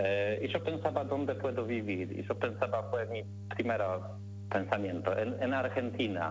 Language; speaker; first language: Spanish; non-native, learner; Polish